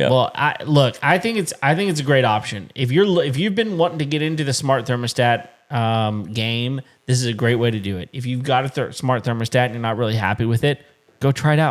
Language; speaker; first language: English; native; English